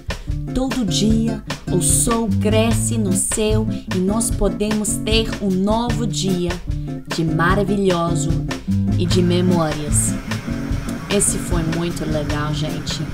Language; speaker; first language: Portuguese; non-native, learner; English